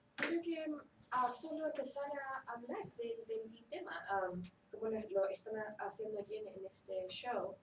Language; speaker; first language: Spanish; early bilingual, heritage; Spanish